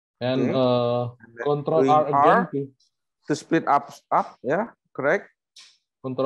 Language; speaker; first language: English; non-native, learner; Indonesian